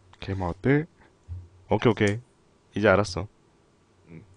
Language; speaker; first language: Korean; native; Korean